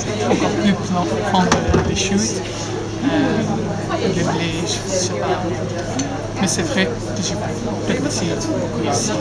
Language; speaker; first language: French; non-native, local second language; Dutch